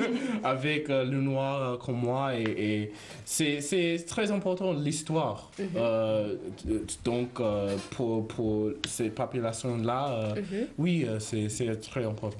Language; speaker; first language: French; non-native, learner; English